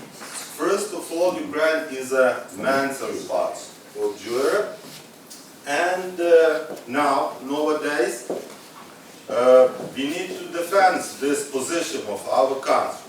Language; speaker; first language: English; non-native, learner; Ukrainian